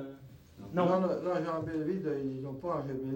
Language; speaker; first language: French; native; French